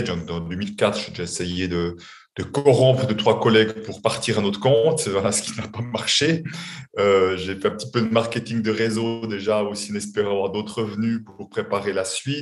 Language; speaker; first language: French; native; French